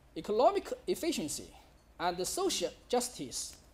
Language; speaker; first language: English; non-native, learner; Chinese